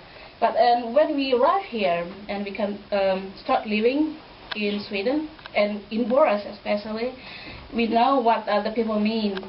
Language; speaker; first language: English; non-native, fluent; Indonesian